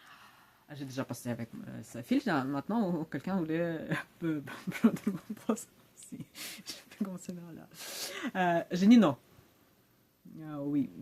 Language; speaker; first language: French; non-native, learner; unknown